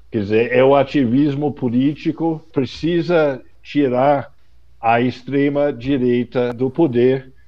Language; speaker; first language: Portuguese; non-native, fluent; English